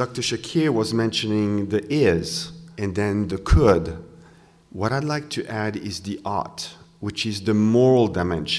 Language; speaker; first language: English; non-native, fluent; French